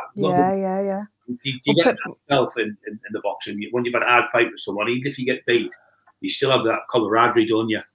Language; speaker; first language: English; native; English